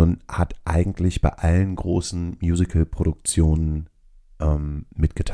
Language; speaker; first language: German; native; German